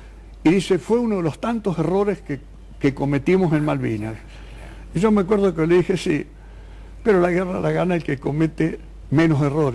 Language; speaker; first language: Spanish; native; Spanish